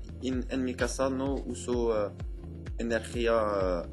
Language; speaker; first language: Spanish; non-native, learner; French